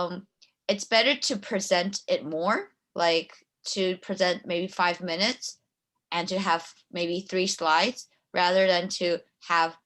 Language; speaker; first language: English; non-native, fluent; Chinese